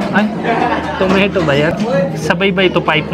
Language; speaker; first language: Filipino; non-native, learner; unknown